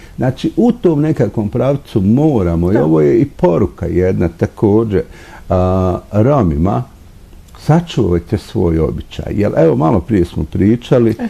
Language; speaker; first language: Bosnian; non-native, local second language; Romany